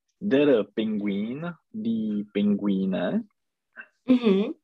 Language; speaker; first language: German; non-native, learner; Czech